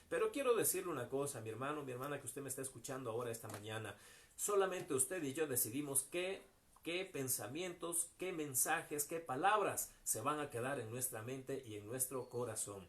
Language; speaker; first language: Spanish; native; Spanish